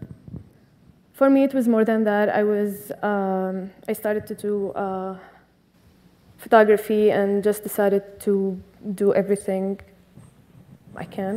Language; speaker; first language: English; non-native, fluent; Arabic